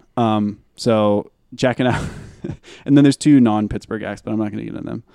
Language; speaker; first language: English; native; English